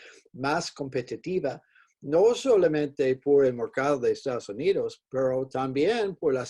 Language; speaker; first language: Spanish; non-native, fluent; English